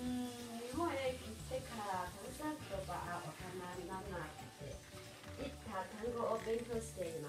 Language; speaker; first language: Japanese; non-native, learner; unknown